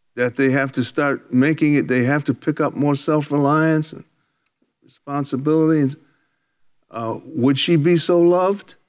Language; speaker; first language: English; native; English